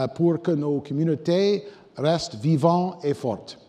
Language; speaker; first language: French; non-native, local second language; English